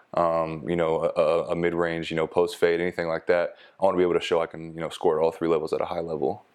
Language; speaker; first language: English; native; English